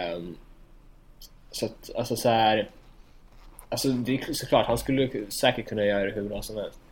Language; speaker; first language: Swedish; native; Swedish